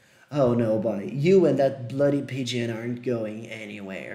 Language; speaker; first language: English; non-native, fluent; Portuguese